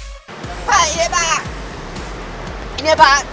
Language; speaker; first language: Indonesian; non-native, learner; Japanese